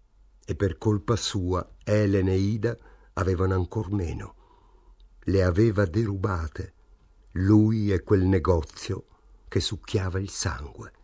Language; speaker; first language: Italian; native; Italian